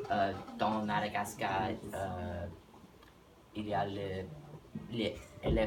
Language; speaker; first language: French; non-native, learner; English